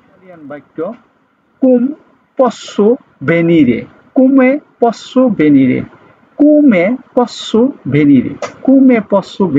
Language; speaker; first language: Italian; non-native, learner; Bangla